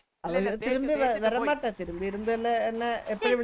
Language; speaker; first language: Tamil; non-native, learner; Malayalam